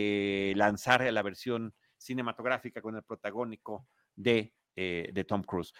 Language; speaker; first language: Spanish; native; Spanish